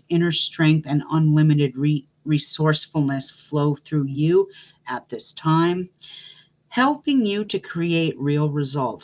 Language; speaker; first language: English; native; English